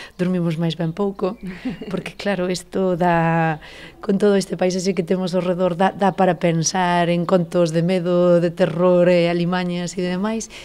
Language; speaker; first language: Galician; native; Galician